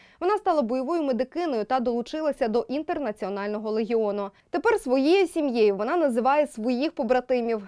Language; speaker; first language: Ukrainian; native; Ukrainian